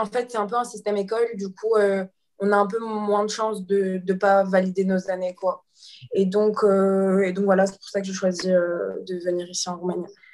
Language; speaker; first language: French; non-native, local second language; Arabic